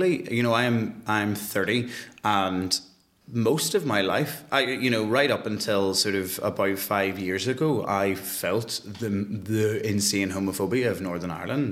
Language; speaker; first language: English; native; English